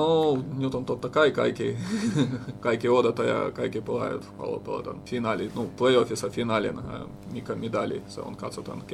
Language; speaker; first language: Finnish; non-native, learner; Russian